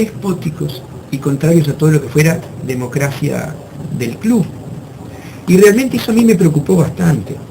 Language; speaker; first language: Spanish; native; Spanish